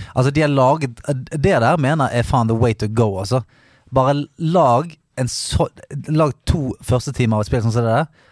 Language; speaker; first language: Norwegian; native; Norwegian